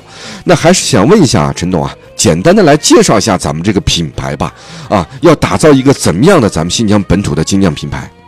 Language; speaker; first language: Chinese; native; Chinese